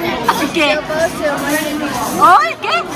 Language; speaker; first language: Spanish; non-native, fluent; Filipino